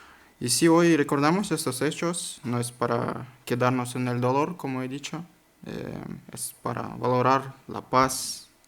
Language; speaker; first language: Spanish; non-native, learner; Kazakh